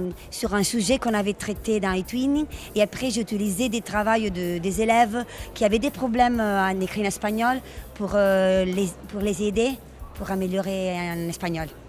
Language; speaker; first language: French; non-native, fluent; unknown